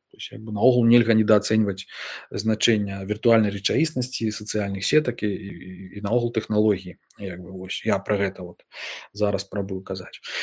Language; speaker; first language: Belarusian; non-native, local second language; Russian